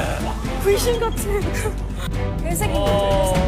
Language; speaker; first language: Korean; non-native, fluent; Indonesian